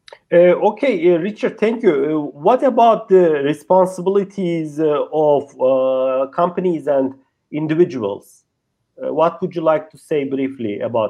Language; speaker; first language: English; non-native, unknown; Turkish